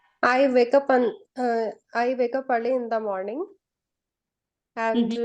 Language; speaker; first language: English; non-native, learner; Hindi